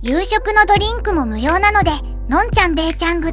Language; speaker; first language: Japanese; native; Japanese